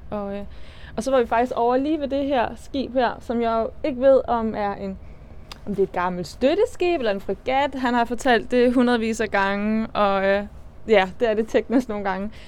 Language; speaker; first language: Danish; native; Danish